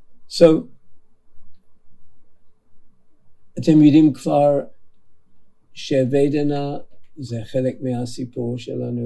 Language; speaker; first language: Hebrew; non-native, fluent; English